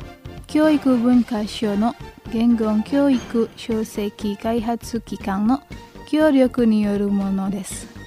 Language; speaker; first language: Japanese; non-native, fluent; Indonesian